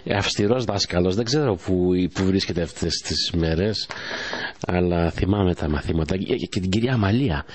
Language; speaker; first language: Greek; early bilingual, heritage; Greek